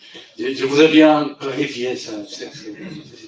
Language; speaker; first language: French; non-native, fluent; Spanish